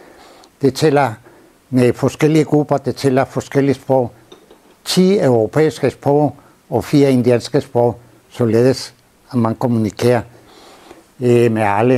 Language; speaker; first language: Danish; non-native, fluent; Spanish